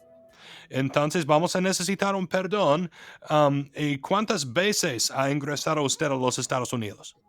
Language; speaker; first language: Spanish; non-native, fluent; English